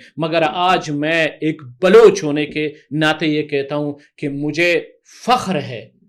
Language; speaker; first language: Urdu; non-native, local second language; Baluchi